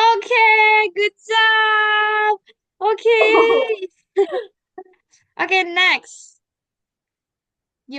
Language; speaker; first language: English; non-native, learner; Indonesian